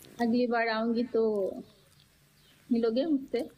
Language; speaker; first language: Hindi; non-native, learner; Bangla